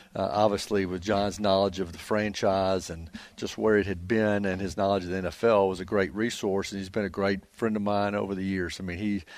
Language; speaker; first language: English; native; English